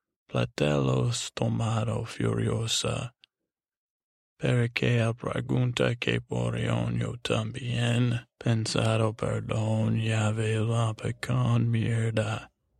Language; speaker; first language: Spanish; non-native, learner; English